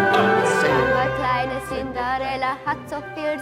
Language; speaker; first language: German; non-native, learner; English